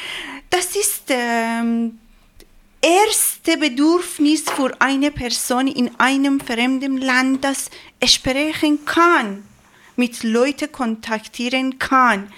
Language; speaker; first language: German; non-native, learner; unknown